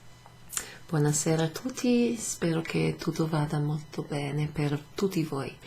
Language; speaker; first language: Italian; non-native, fluent; English